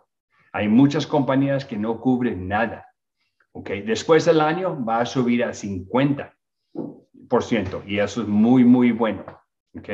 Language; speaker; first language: Spanish; early bilingual, other home language; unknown